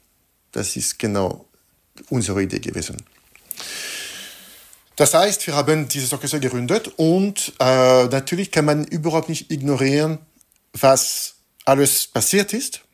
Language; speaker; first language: German; non-native, fluent; French